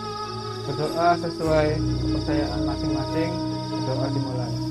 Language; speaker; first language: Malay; non-native, local second language; Javanese